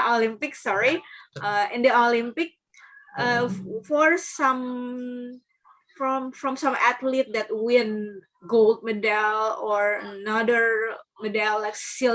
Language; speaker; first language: English; non-native, learner; Indonesian